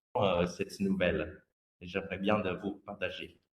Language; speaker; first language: French; non-native, fluent; Vietnamese